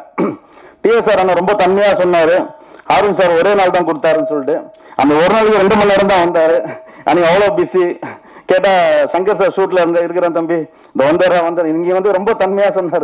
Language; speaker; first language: Tamil; native; Tamil